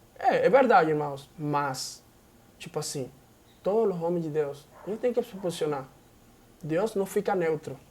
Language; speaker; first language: Portuguese; non-native, fluent; Spanish